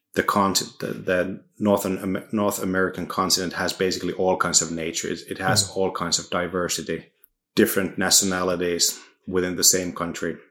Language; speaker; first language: English; non-native, fluent; Finnish